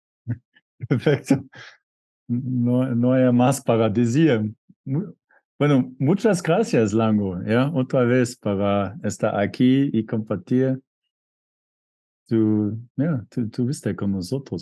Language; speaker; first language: Spanish; non-native, fluent; German